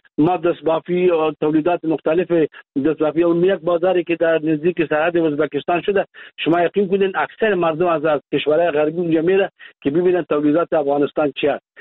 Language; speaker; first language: Persian; native; Persian